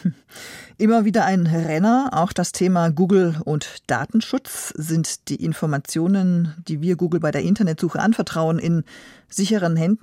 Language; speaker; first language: German; native; German